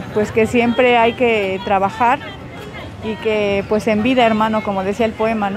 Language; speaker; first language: Spanish; native; Spanish